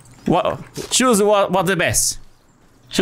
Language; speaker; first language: English; non-native, learner; Portuguese